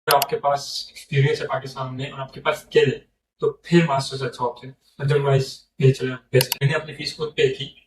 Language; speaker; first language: Urdu; non-native, local second language; Northern Hindko